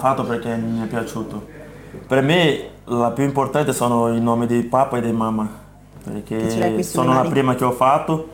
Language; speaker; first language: Italian; non-native, fluent; Portuguese